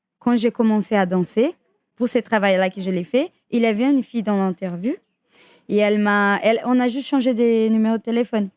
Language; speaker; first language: French; non-native, fluent; Portuguese